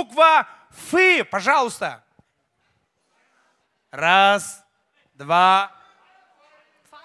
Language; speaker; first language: Russian; non-native, local second language; Kyrgyz